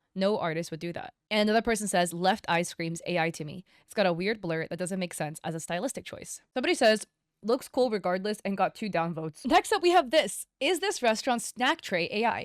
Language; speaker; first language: English; native; English